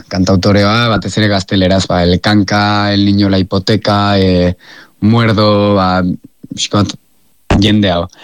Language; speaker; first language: Basque; native; Basque